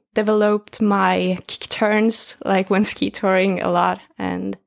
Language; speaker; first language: English; non-native, fluent; Swedish